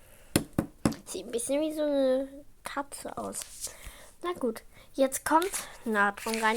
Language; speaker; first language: German; native; German